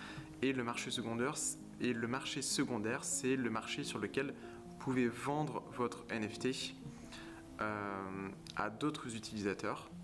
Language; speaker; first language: French; native; French